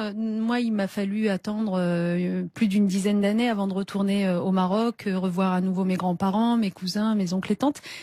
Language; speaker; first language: French; early bilingual, other home language; Riffian